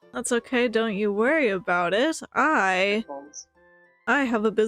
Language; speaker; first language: English; native; English